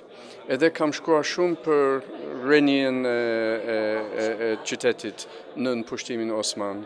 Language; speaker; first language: Albanian; non-native, fluent; English